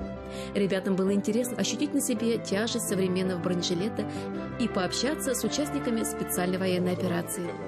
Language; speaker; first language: Russian; native; Russian